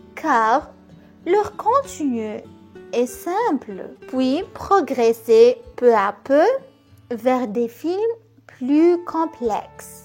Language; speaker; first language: French; non-native, local second language; Arabic